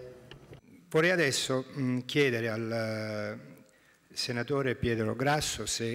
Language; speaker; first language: Italian; native; Italian